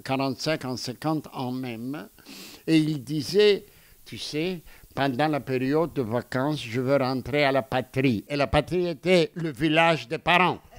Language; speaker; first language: French; non-native, fluent; Greek